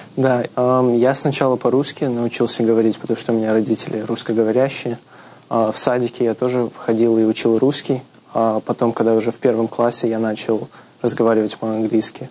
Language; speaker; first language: Russian; early bilingual, heritage; Russian